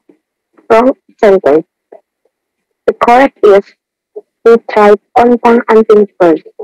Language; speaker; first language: English; non-native, learner; Indonesian